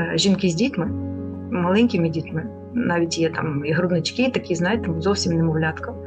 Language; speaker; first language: Ukrainian; non-native, local second language; Russian